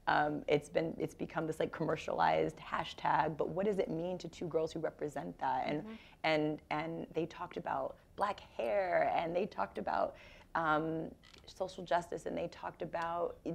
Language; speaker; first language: English; native; English